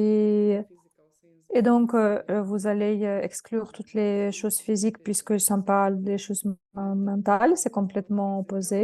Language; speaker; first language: French; non-native, fluent; Russian